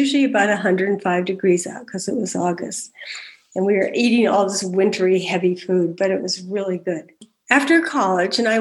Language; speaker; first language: English; native; English